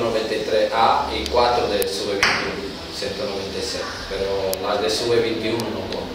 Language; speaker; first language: Italian; non-native, learner; Portuguese